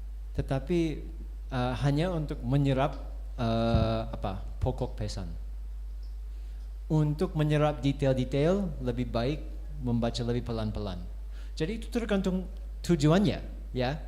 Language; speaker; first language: Indonesian; non-native, fluent; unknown